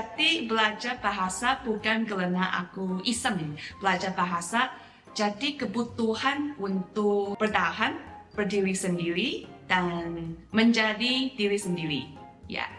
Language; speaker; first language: Indonesian; non-native, fluent; Chinese